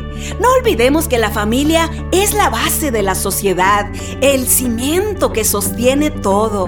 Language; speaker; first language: Spanish; native; Spanish